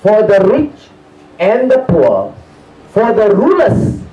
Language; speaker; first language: English; non-native, local second language; Malay